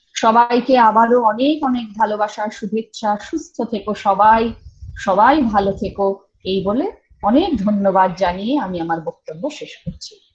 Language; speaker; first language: Bangla; early bilingual, heritage; Bangla